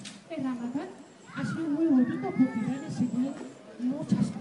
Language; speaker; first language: Spanish; non-native, learner; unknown